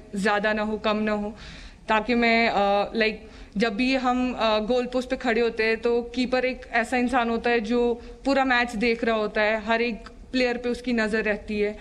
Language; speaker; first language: Hindi; native; Hindi